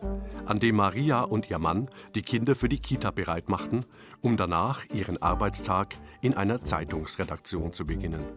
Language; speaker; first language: German; native; German